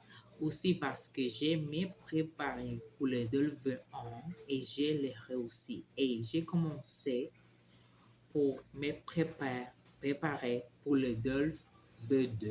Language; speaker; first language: French; non-native, learner; Spanish